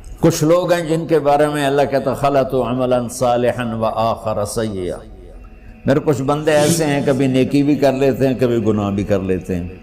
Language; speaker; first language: Urdu; non-native, local second language; Punjabi